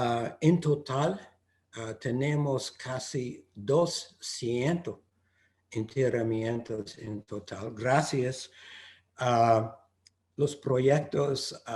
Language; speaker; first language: Spanish; non-native, fluent; English